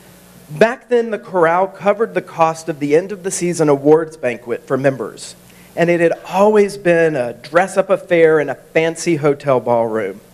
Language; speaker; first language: English; native; English